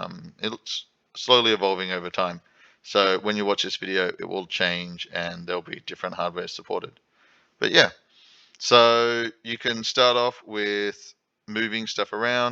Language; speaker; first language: English; native; English